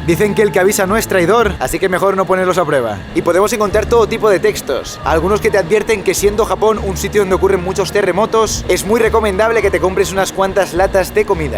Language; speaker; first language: Spanish; native; Spanish